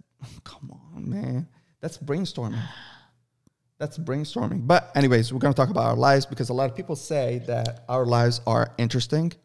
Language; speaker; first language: English; non-native, fluent; Arabic